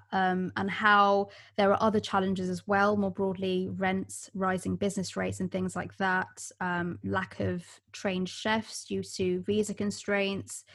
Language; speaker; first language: English; native; English